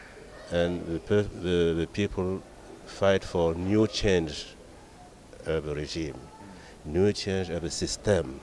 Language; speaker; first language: English; non-native, learner; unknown